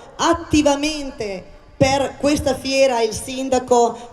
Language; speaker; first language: Italian; native; Italian